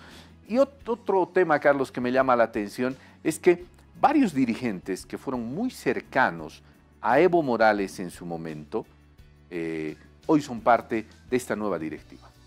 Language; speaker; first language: Spanish; native; Spanish